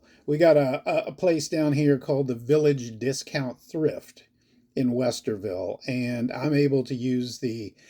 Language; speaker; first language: English; native; English